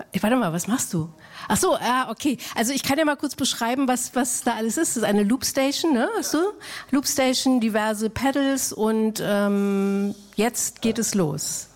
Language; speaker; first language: German; native; German